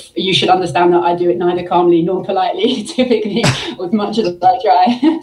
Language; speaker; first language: English; native; English